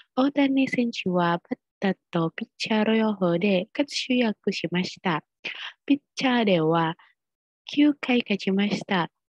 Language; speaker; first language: Japanese; non-native, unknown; Indonesian